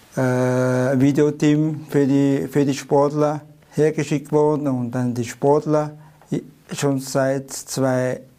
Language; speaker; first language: German; non-native, fluent; Chinese